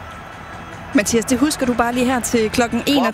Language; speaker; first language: Danish; native; Danish